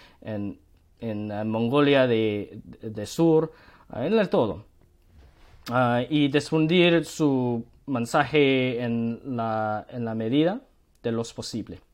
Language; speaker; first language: Spanish; non-native, learner; Korean